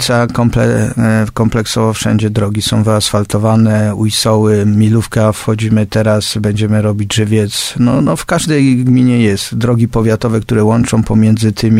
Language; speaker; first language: Polish; native; Polish